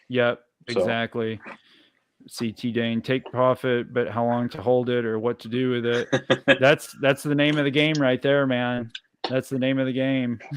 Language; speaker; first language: English; native; English